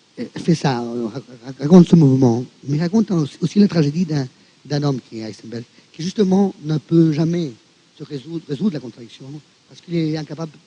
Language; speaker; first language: French; non-native, fluent; Spanish